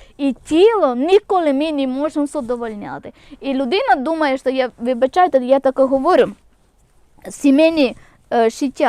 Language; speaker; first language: Ukrainian; non-native, local second language; Malayalam